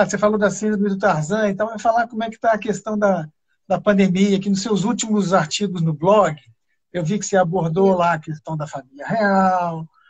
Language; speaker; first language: Portuguese; native; Portuguese